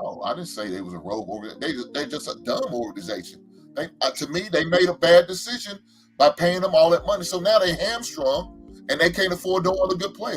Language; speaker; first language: English; native; English